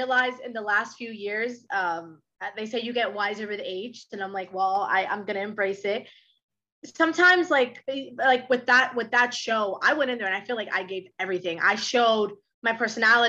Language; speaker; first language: English; early bilingual, other home language; Spanish